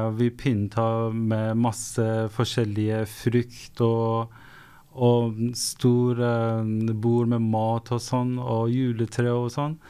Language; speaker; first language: Norwegian; non-native, fluent; Persian